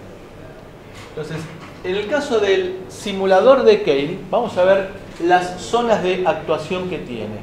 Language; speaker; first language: Spanish; native; Spanish